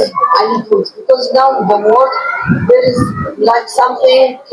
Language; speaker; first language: English; non-native, learner; Arabic